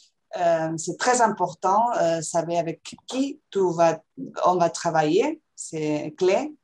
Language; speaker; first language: French; non-native, fluent; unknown